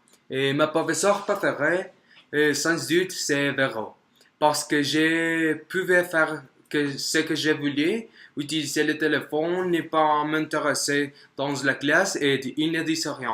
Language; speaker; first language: French; non-native, learner; Spanish